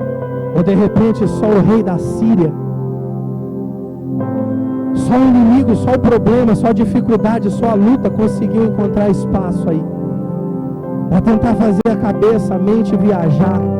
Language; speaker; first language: Portuguese; native; Portuguese